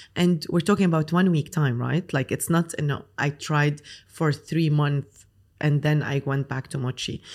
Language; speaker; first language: English; non-native, fluent; Arabic